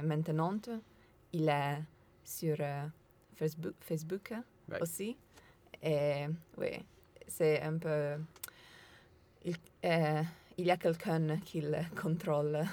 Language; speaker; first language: French; non-native, learner; Italian